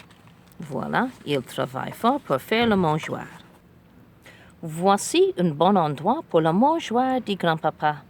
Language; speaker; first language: French; non-native, fluent; English